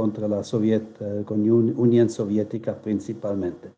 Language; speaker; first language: Spanish; non-native, fluent; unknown